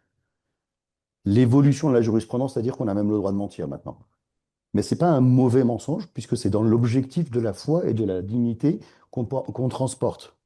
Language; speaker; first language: French; non-native, fluent; Persian